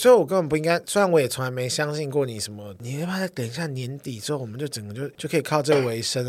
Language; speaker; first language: Chinese; native; Chinese